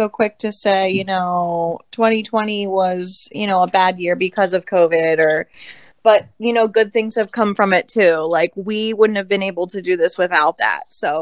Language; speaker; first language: English; native; English